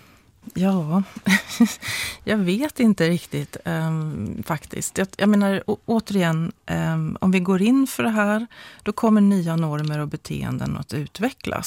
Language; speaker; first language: Swedish; native; Swedish